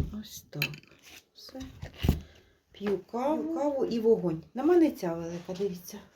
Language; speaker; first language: Ukrainian; native; Ukrainian